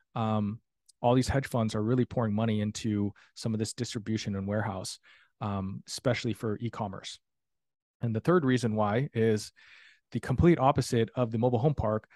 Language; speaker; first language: English; native; English